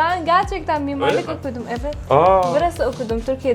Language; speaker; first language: Turkish; non-native, learner; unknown